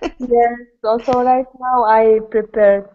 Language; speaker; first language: English; non-native, learner; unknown